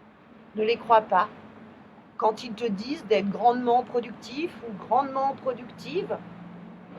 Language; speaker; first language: French; native; French